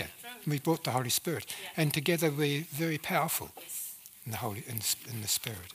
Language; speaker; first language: English; native; English